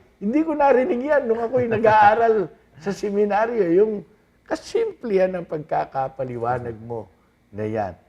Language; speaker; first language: Filipino; native; Filipino